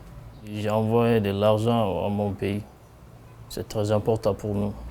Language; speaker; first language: French; non-native, learner; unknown